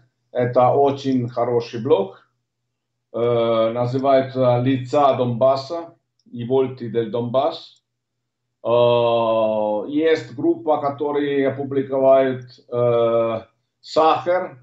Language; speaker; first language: Russian; non-native, learner; Italian